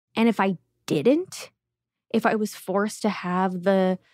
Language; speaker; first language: English; early bilingual, other home language; Russian